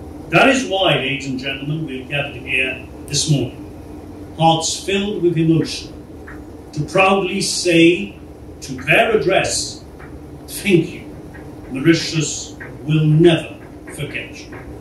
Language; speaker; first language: English; non-native, local second language; Morisyen